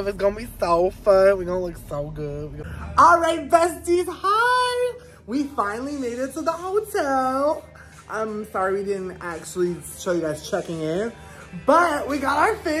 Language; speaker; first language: English; native; English